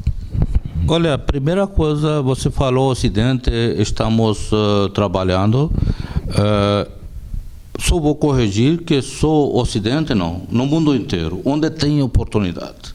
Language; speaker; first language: Portuguese; non-native, fluent; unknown